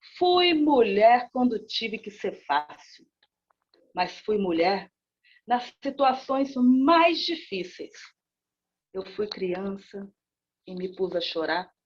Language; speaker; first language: Portuguese; native; Portuguese